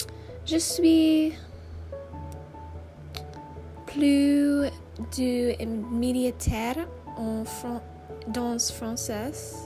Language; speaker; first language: French; non-native, learner; English